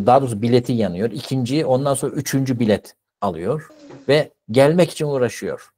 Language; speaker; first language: Turkish; native; Turkish